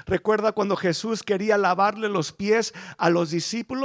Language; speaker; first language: Spanish; early bilingual, heritage; Spanish